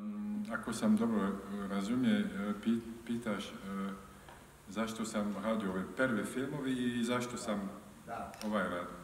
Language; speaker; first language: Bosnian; non-native, learner; French